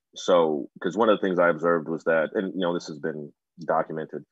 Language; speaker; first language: English; native; English